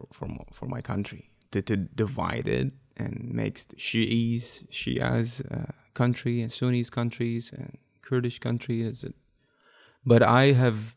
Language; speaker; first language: English; non-native, fluent; Arabic